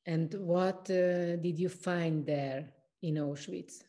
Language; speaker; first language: English; non-native, learner; Hungarian